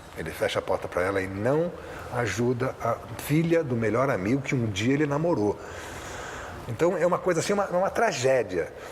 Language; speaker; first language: Portuguese; native; Portuguese